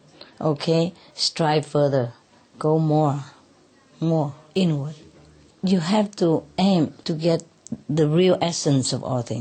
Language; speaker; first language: English; non-native, fluent; Vietnamese